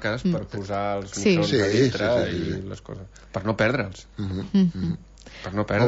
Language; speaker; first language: Catalan; native; Catalan